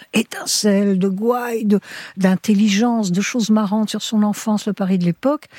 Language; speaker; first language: French; early bilingual, heritage; French